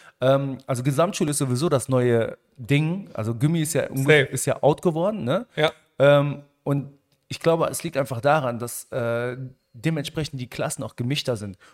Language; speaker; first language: German; early bilingual, other home language; Arabic